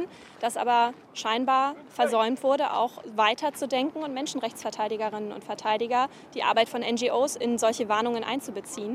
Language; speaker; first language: German; native; German